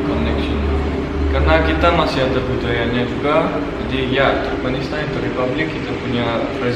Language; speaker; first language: Indonesian; non-native, fluent; Turkmen